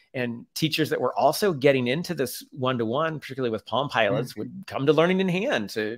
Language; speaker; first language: English; native; English